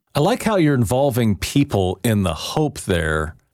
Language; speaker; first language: English; native; English